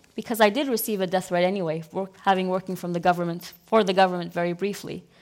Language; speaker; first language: English; non-native, fluent; Arabic